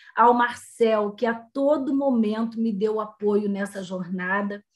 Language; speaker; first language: Portuguese; native; Portuguese